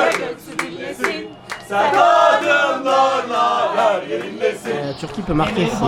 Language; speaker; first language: French; native; French